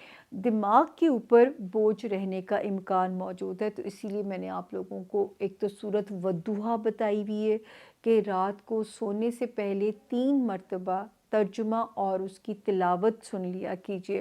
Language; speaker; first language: Urdu; native; Urdu